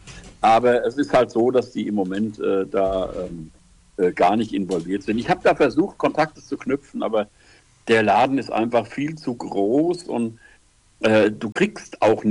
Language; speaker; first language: German; native; German